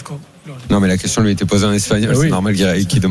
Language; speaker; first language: French; native; French